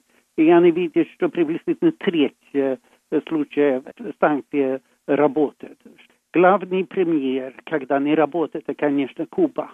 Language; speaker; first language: Russian; non-native, fluent; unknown